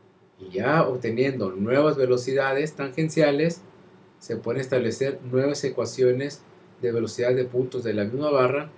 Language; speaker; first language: Spanish; native; Spanish